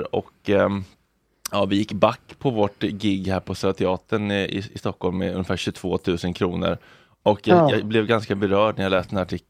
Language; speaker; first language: Swedish; native; Swedish